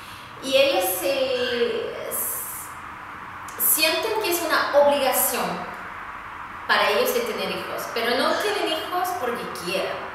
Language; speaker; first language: Spanish; non-native, fluent; Swedish